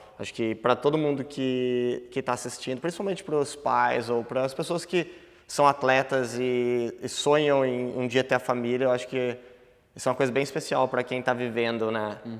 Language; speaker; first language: Portuguese; native; Portuguese